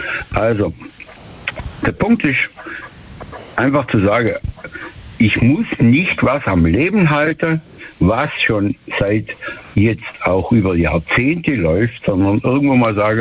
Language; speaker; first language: German; native; German